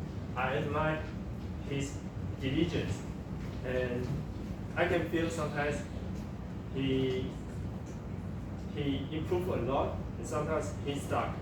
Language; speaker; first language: English; non-native, local second language; Chinese